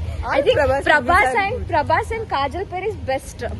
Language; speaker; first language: Telugu; non-native, learner; Kannada